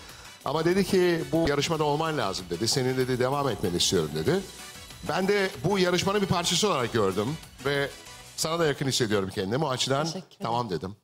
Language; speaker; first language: Turkish; native; Turkish